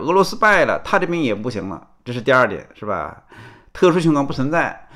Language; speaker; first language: Chinese; native; Chinese